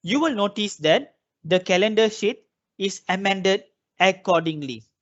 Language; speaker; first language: English; non-native, local second language; Malay